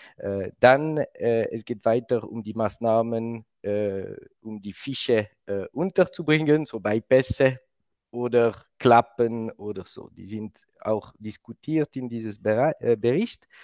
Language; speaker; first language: German; non-native, local second language; French